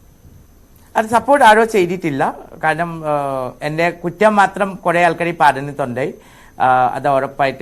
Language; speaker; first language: Malayalam; non-native, local second language; Assamese